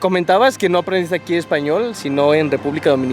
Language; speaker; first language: Spanish; native; Spanish